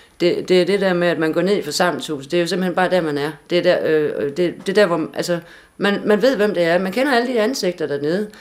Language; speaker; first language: Danish; native; Danish